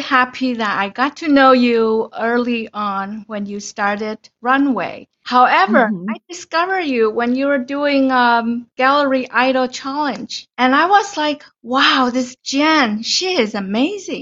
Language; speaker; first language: English; non-native, fluent; Chinese